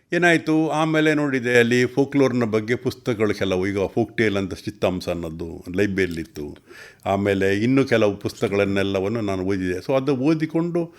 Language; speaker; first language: Kannada; non-native, local second language; Tulu